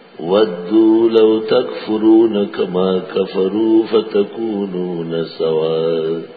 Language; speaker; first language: Urdu; non-native, local second language; Pashto